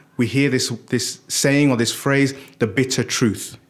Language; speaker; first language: English; native; English